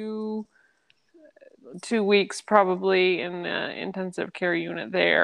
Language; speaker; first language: English; native; English